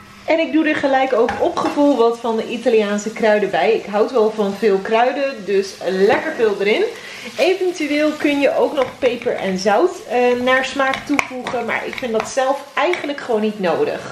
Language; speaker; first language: Dutch; native; Dutch